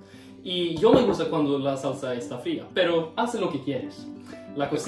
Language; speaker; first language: Spanish; non-native, learner; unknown